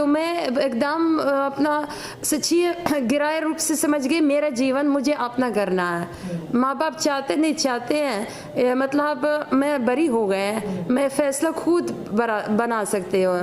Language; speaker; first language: Hindi; non-native, fluent; Ukrainian